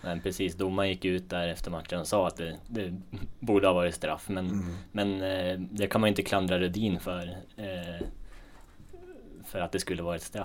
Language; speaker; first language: Swedish; native; Swedish